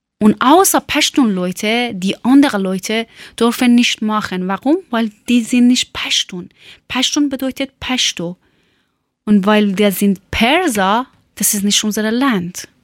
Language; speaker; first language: German; non-native, learner; Persian